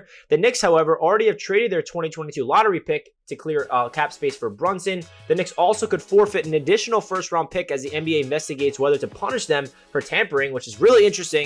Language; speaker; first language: English; native; English